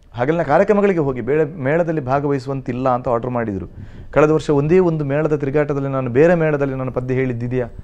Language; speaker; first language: Kannada; non-native, local second language; Tulu